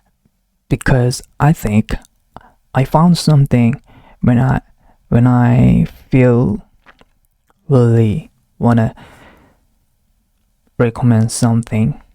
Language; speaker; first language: English; non-native, learner; Korean